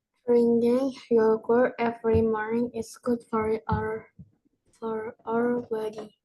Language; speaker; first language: English; non-native, learner; Indonesian